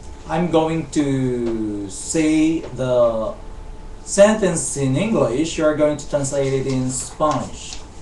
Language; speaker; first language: English; non-native, local second language; Chavacano